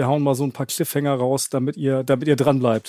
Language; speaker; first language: German; native; German